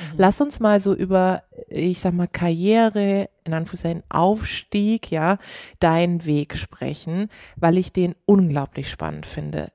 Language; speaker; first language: German; native; German